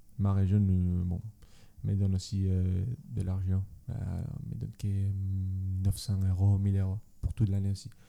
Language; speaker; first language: French; non-native, learner; Spanish